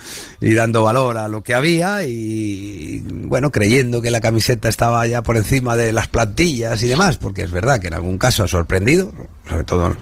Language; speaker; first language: Spanish; native; Spanish